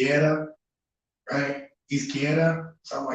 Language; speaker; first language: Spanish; non-native, learner; English